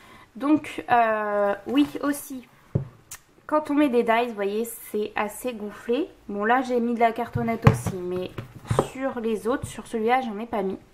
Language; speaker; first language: French; native; French